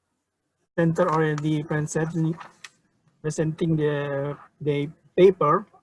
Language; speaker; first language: English; non-native, learner; Indonesian